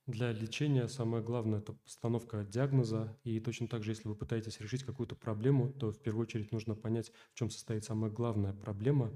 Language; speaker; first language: Russian; native; Russian